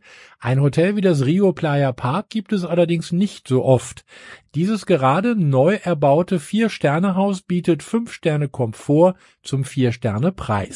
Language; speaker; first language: German; native; German